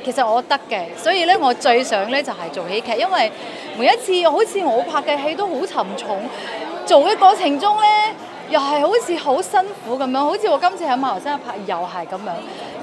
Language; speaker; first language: Cantonese; non-native, fluent; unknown